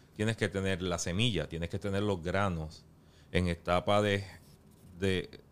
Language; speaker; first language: Spanish; native; Spanish